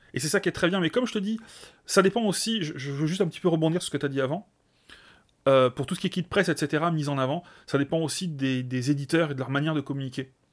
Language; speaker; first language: French; native; French